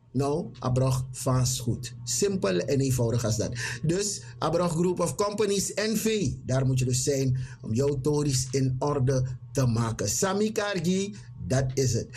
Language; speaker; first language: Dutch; native; Dutch